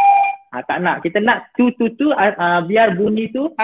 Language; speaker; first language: Malay; native; Malay